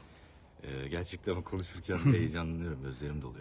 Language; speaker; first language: Turkish; native; Turkish